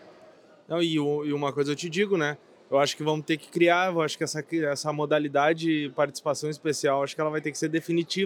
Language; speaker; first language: Portuguese; native; Portuguese